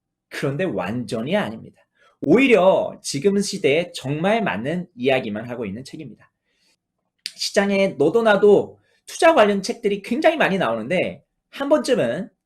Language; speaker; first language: Korean; native; Korean